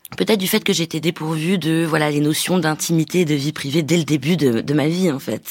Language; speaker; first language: French; native; French